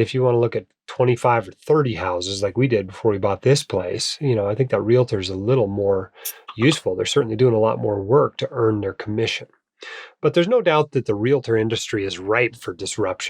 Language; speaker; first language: English; native; English